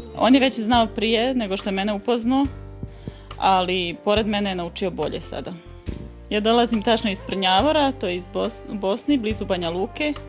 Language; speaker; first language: Bosnian; native; Bosnian